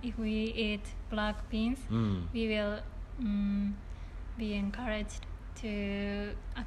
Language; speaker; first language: English; non-native, learner; Japanese